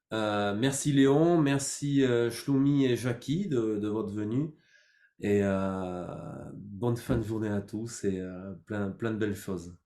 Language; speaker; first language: French; native; French